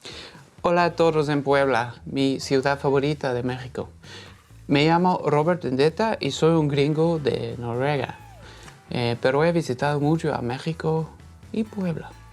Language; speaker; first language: Spanish; non-native, fluent; Norwegian